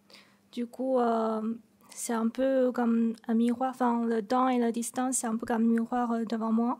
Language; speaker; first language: French; non-native, fluent; Chinese